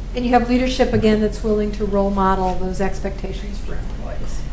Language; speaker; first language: English; native; English